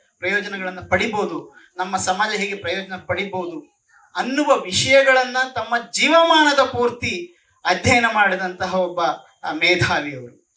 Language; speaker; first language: Kannada; native; Kannada